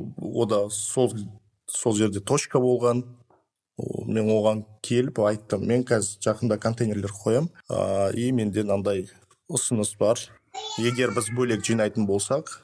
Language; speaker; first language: Kazakh; non-native, local second language; Russian